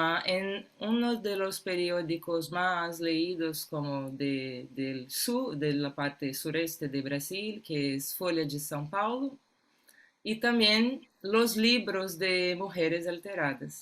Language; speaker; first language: Spanish; non-native, fluent; Portuguese